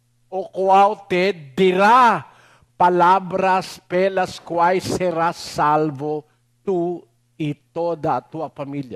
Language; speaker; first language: Portuguese; non-native, learner; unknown